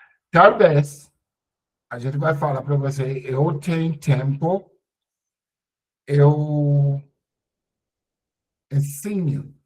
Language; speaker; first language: Portuguese; non-native, learner; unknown